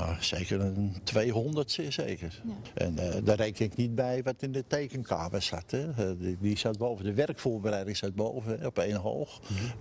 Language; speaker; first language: Dutch; native; Dutch